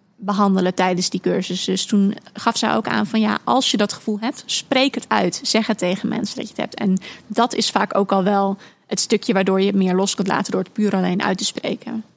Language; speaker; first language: Dutch; native; Dutch